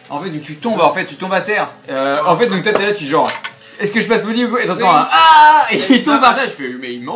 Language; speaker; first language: French; native; French